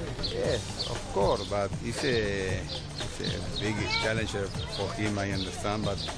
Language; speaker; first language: English; non-native, learner; Spanish